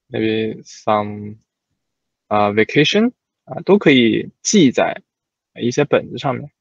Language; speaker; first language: Chinese; native; Chinese